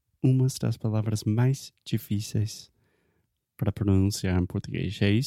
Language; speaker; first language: Portuguese; non-native, fluent; English